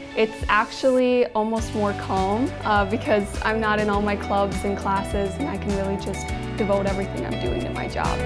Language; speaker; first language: English; native; English